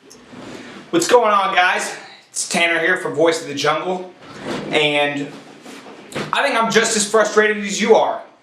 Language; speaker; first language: English; native; English